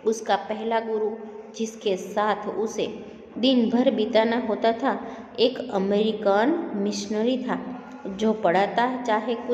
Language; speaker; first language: Hindi; non-native, local second language; Gujarati